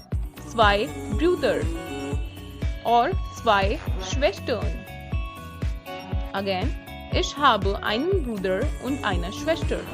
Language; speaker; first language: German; non-native, learner; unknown